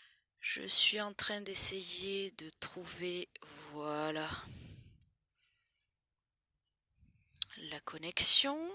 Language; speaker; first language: French; native; French